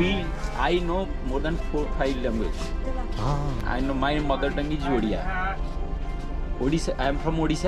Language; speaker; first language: English; non-native, local second language; Odia